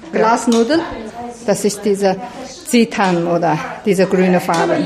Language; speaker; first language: German; non-native, learner; Chinese